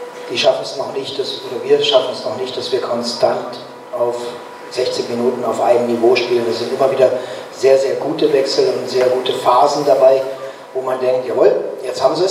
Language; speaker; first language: German; native; German